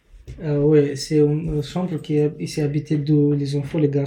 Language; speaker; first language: French; non-native, learner; Romanian